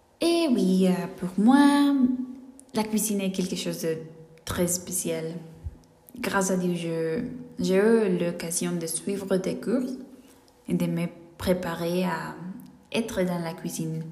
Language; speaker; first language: French; non-native, learner; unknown